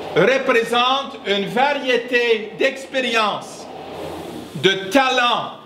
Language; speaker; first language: French; non-native, fluent; English